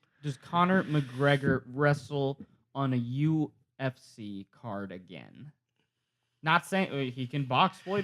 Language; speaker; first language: English; native; English